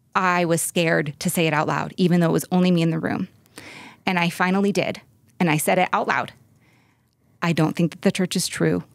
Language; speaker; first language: English; native; English